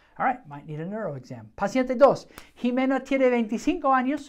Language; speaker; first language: Spanish; non-native, fluent; English